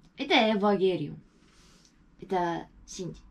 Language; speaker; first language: Russian; non-native, learner; Japanese